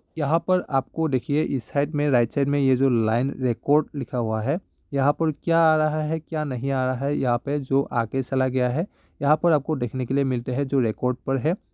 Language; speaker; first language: Hindi; non-native, local second language; Bangla